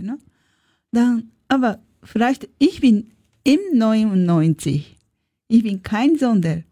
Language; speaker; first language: German; non-native, learner; Japanese